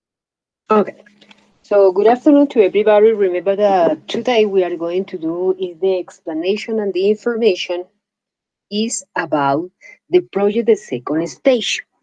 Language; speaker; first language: English; non-native, fluent; Spanish